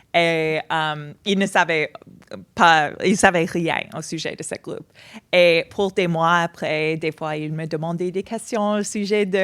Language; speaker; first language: French; non-native, fluent; English